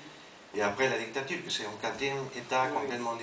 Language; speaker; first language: French; non-native, fluent; Spanish